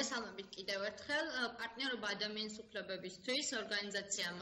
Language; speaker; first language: Georgian; native; Georgian